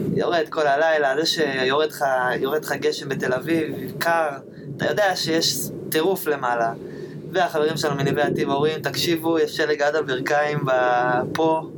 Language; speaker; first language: Hebrew; native; Hebrew